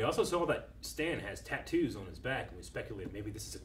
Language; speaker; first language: English; native; English